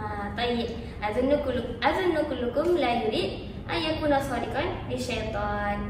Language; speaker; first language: Arabic; non-native, learner; Malay